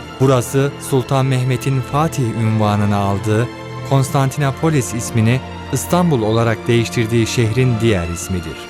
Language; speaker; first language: Turkish; native; Turkish